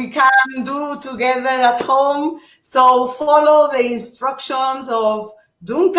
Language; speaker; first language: English; non-native, fluent; Portuguese